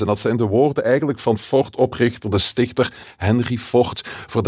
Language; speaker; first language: Dutch; native; Dutch